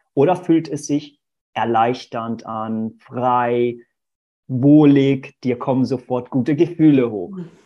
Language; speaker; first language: German; early bilingual, other home language; Portuguese